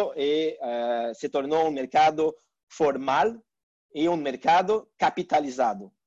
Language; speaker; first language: Spanish; non-native, learner; Portuguese